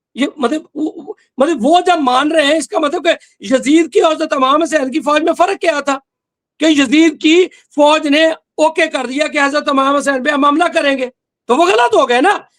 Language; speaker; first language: Urdu; non-native, local second language; Punjabi